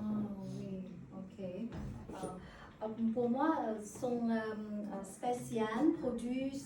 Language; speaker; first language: French; non-native, learner; Vietnamese